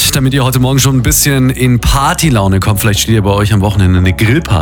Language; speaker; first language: German; native; German